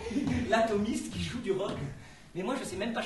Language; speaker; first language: French; native; French